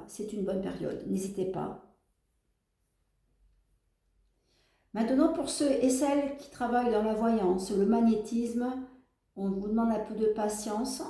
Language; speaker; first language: French; native; French